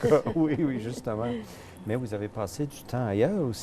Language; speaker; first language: French; native; French